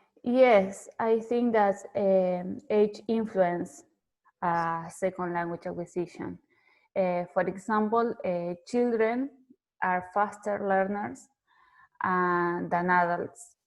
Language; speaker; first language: English; non-native, fluent; Spanish